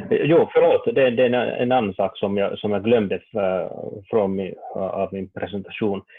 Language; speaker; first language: Swedish; non-native, learner; Finnish